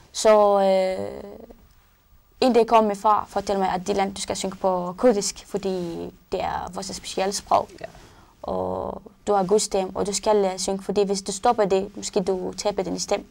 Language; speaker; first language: Danish; non-native, learner; Arabic